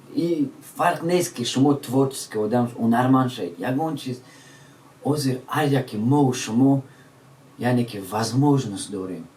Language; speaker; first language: Tajik; non-native, local second language; Shughni